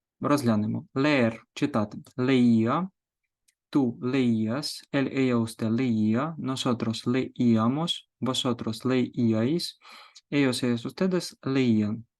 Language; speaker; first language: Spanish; non-native, fluent; Ukrainian